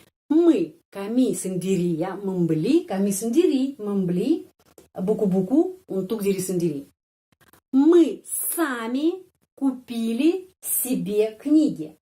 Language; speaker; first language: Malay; non-native, fluent; Russian